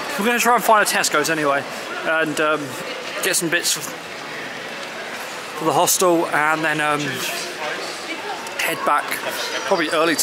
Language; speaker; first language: English; native; English